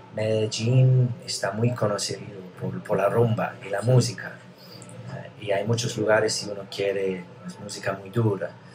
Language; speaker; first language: Spanish; non-native, fluent; English